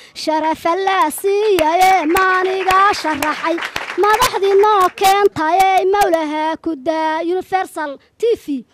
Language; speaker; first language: Somali; native; Somali